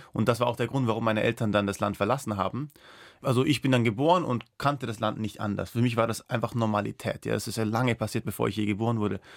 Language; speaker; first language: German; non-native, local second language; Persian